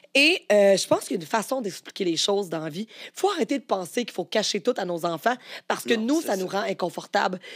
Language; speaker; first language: French; native; French